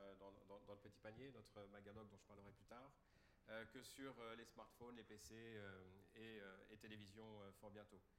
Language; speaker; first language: French; native; French